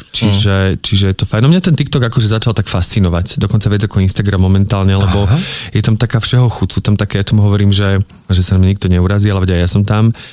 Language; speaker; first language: Slovak; native; Slovak